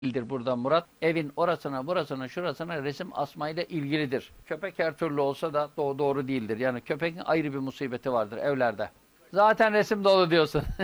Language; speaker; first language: Turkish; native; Turkish